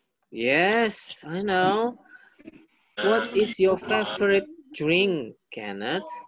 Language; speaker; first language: English; non-native, fluent; Indonesian